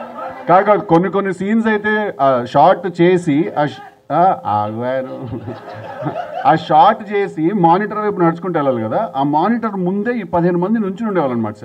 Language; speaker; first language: Telugu; native; Telugu